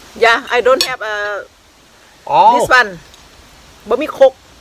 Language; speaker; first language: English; non-native, learner; Thai